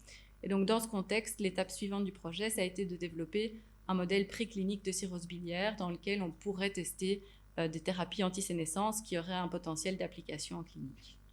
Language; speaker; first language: French; native; French